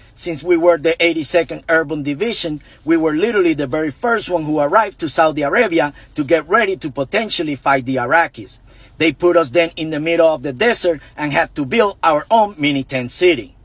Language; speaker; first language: English; non-native, fluent; Spanish